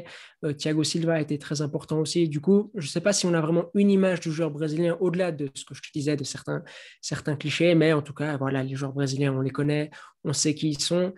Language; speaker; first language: French; native; French